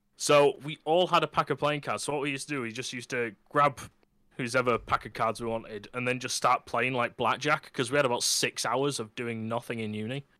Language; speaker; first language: English; native; English